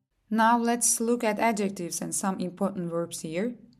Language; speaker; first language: English; non-native, fluent; Turkish